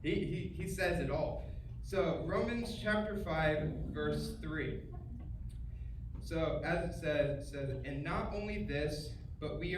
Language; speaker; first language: English; native; English